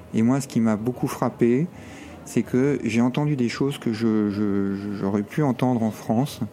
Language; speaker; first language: French; native; French